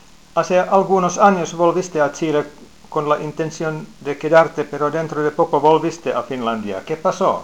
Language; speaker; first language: Spanish; non-native, fluent; Finnish